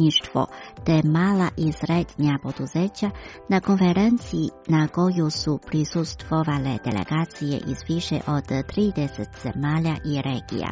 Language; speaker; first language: Croatian; non-native, fluent; Chinese